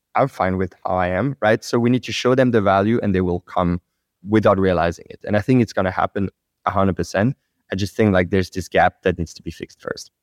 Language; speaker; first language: English; non-native, fluent; French